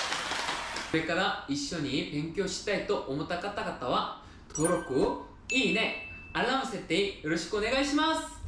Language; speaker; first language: Japanese; non-native, fluent; Korean